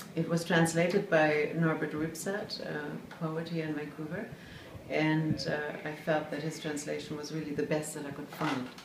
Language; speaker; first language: English; non-native, fluent; German